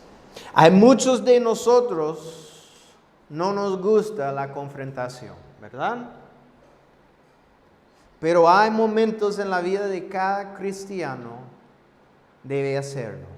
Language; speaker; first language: Spanish; non-native, fluent; English